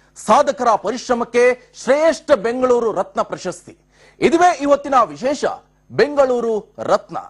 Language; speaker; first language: Kannada; native; Kannada